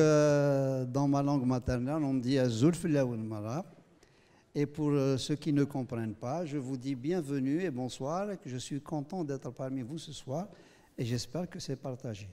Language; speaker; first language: French; non-native, local second language; Kabyle